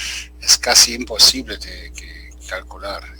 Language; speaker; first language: Spanish; non-native, fluent; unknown